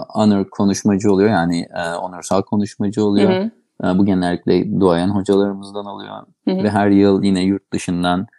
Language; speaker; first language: Turkish; native; Turkish